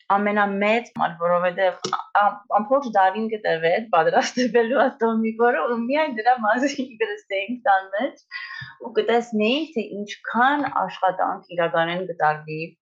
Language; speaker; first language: Armenian; early bilingual, heritage; Armenian